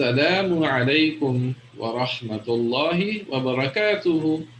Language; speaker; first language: Arabic; non-native, fluent; English